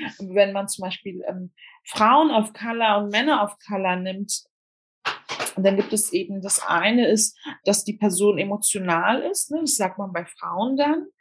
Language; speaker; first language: German; early bilingual, other home language; Turkish